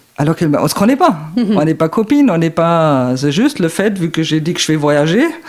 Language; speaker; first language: French; non-native, fluent; German